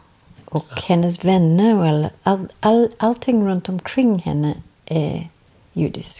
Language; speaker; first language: Swedish; non-native, learner; English